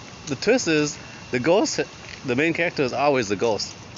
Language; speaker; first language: English; non-native, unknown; Vietnamese